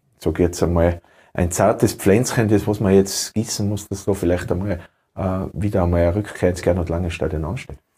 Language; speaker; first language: German; native; German